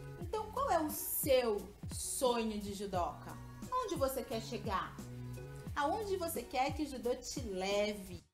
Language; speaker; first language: Portuguese; native; Portuguese